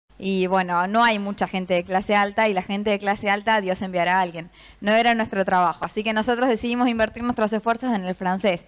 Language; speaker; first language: Spanish; native; Spanish